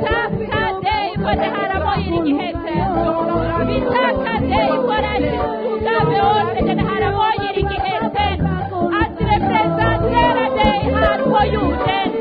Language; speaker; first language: Swedish; non-native, fluent; French